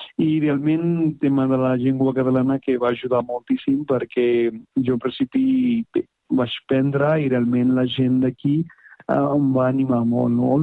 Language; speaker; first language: Catalan; non-native, fluent; Punjabi